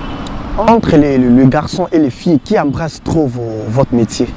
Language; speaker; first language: French; non-native, local second language; Lingala